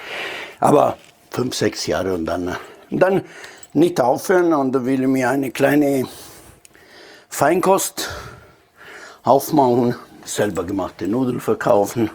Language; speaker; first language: German; non-native, fluent; Italian